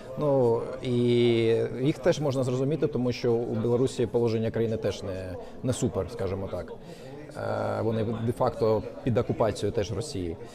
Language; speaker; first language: Ukrainian; non-native, local second language; Russian